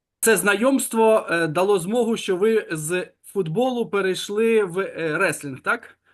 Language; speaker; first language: Ukrainian; native; Ukrainian